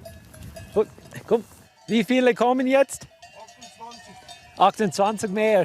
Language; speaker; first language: German; non-native, learner; English